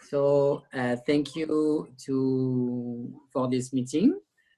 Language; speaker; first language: English; non-native, learner; French